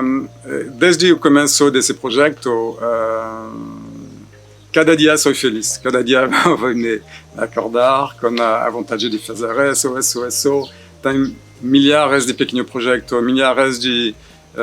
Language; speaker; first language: Portuguese; non-native, fluent; French